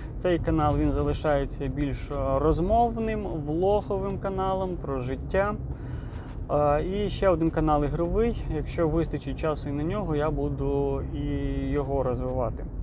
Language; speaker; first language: Ukrainian; non-native, local second language; Russian